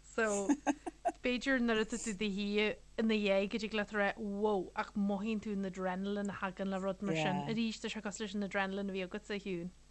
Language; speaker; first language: Irish; native; Irish